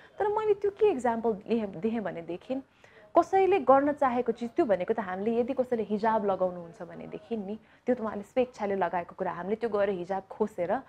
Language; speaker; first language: Nepali; native; Nepali